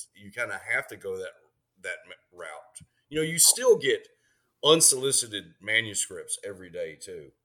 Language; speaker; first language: English; native; English